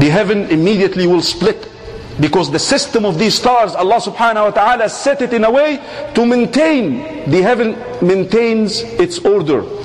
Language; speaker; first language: English; non-native, fluent; Arabic